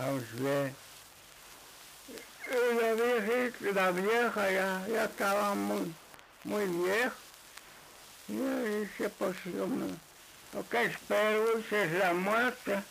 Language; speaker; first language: Spanish; non-native, local second language; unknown